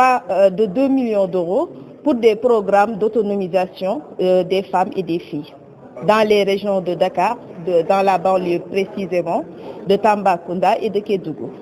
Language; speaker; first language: French; native; French